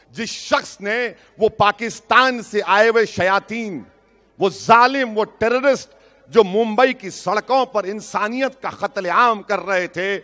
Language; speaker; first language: Hindi; non-native, local second language; Urdu